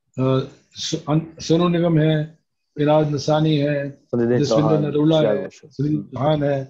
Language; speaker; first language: Hindi; native; Hindi